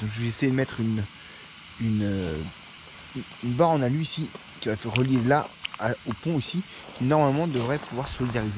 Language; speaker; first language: French; native; French